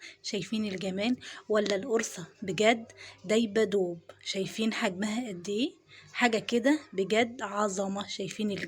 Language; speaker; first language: Arabic; native; Arabic